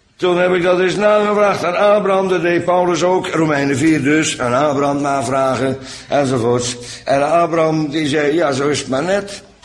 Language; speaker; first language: Dutch; native; Dutch